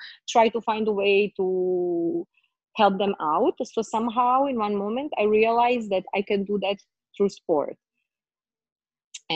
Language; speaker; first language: English; non-native, learner; Croatian